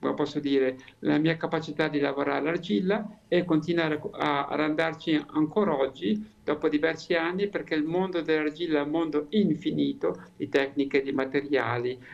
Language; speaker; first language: Italian; native; Italian